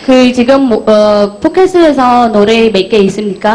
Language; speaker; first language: Korean; non-native, learner; Khmer